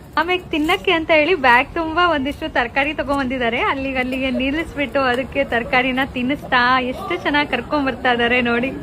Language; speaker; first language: Kannada; native; Kannada